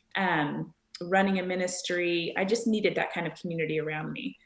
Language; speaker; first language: English; native; English